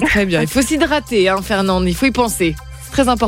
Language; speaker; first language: French; native; French